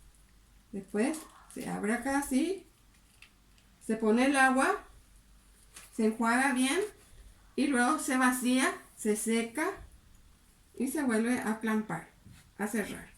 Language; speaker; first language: Spanish; native; Spanish